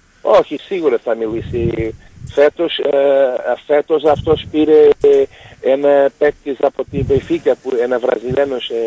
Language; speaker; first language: Greek; non-native, learner; Portuguese